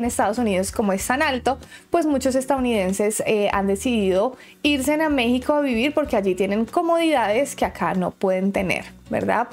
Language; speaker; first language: Spanish; native; Spanish